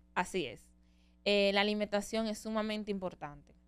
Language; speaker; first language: Spanish; native; Spanish